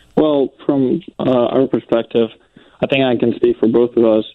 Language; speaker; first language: English; non-native, fluent; Ukrainian